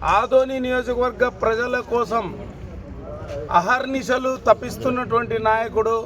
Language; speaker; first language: Telugu; native; Telugu